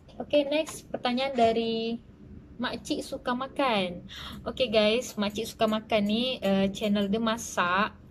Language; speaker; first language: Malay; native; Malay